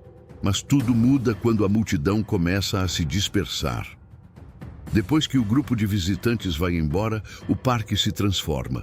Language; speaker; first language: Portuguese; native; Portuguese